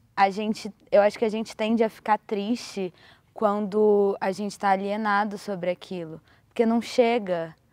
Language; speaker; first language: Portuguese; native; Portuguese